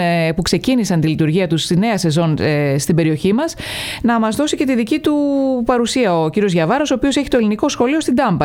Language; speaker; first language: Greek; native; Greek